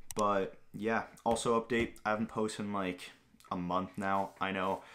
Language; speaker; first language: English; non-native, fluent; Greek